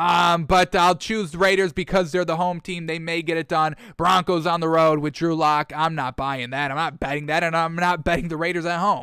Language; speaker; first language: English; native; English